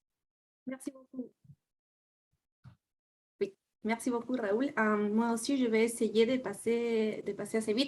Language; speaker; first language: French; non-native, fluent; Spanish